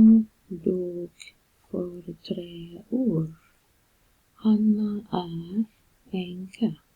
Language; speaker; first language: Swedish; non-native, fluent; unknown